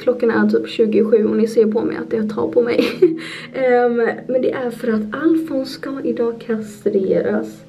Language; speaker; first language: Swedish; native; Swedish